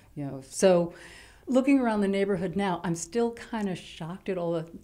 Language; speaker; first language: English; native; English